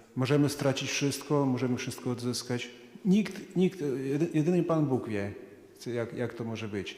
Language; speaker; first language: Polish; non-native, fluent; Ukrainian